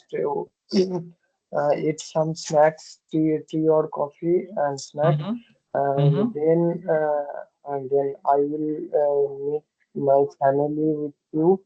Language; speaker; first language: English; non-native, learner; Bangla